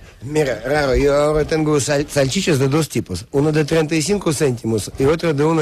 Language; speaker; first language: Spanish; non-native, learner; Russian